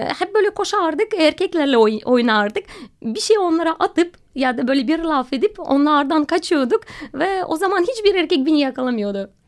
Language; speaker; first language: Turkish; non-native, fluent; Russian